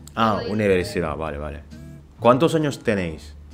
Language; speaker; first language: Spanish; non-native, learner; Indonesian